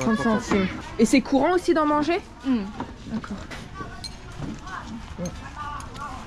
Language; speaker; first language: French; native; French